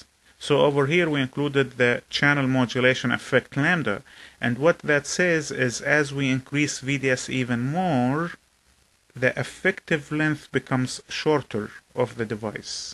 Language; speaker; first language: English; non-native, fluent; Arabic